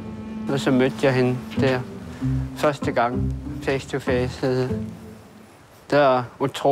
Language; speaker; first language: Danish; non-native, local second language; Kalaallisut